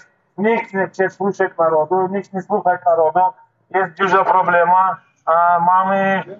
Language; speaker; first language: Polish; non-native, learner; Turkmen